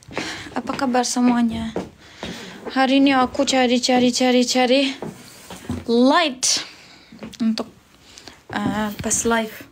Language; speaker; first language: Indonesian; non-native, fluent; Turkish